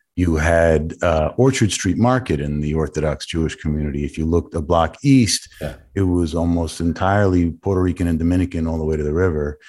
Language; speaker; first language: English; native; English